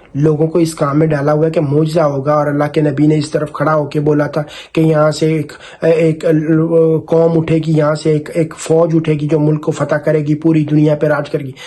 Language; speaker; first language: Urdu; non-native, local second language; Punjabi